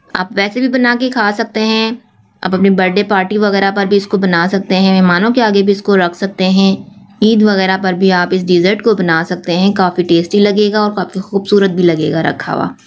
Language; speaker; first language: Urdu; native; Urdu